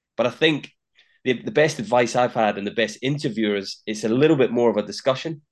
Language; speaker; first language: English; native; English